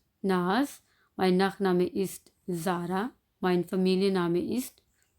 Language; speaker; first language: German; non-native, fluent; Urdu